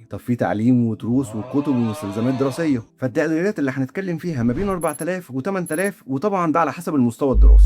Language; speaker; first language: Arabic; native; Arabic